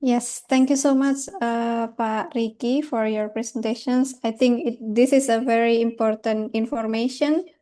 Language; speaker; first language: English; non-native, fluent; Indonesian